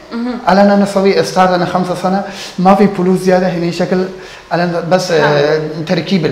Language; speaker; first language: Arabic; non-native, learner; Persian